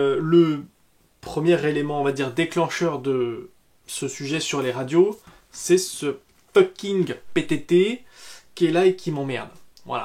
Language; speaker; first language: French; native; French